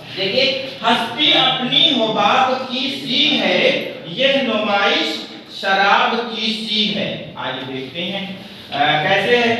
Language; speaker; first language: Urdu; native; Urdu